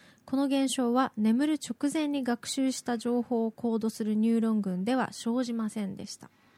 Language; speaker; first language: Japanese; native; Japanese